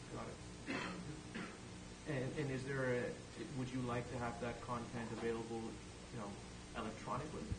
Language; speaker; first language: English; non-native, fluent; Spanish